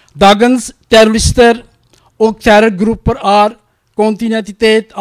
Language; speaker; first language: Norwegian; non-native, learner; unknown